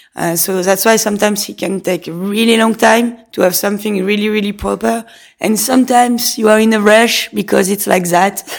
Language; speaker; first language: English; non-native, fluent; French